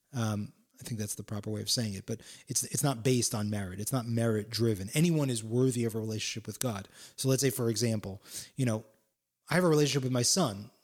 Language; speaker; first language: English; native; English